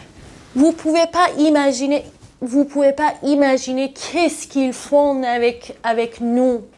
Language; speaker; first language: French; non-native, learner; Persian